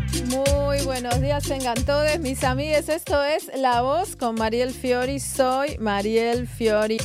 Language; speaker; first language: Spanish; native; Spanish